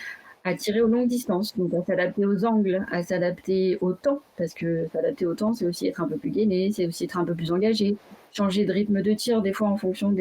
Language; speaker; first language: French; native; French